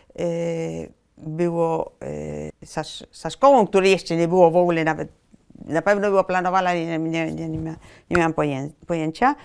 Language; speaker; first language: Polish; non-native, fluent; Spanish